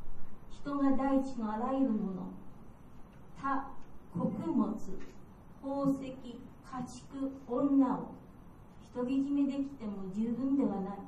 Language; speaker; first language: Japanese; native; Japanese